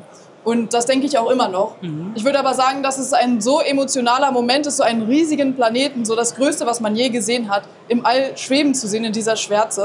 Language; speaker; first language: German; native; German